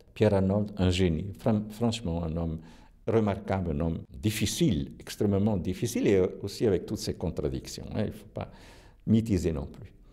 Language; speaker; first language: French; non-native, local second language; Italian